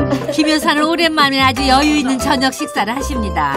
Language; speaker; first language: Korean; native; Korean